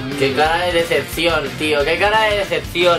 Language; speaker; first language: Spanish; native; Spanish